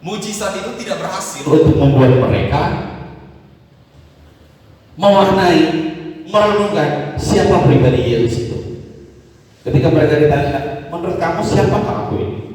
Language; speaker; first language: Indonesian; native; Indonesian